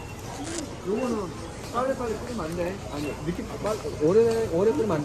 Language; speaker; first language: Korean; native; Korean